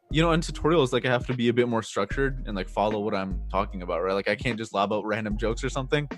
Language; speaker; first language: English; native; English